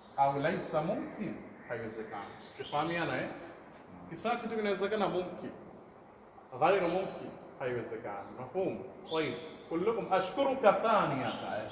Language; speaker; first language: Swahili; native; Swahili